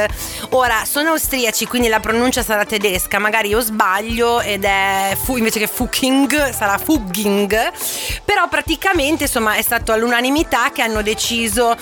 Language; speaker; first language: Italian; native; Italian